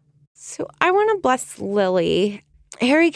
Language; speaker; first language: English; native; English